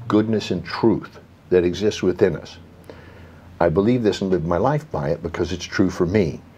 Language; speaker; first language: English; native; English